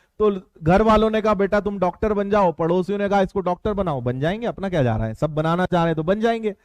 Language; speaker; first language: Hindi; native; Hindi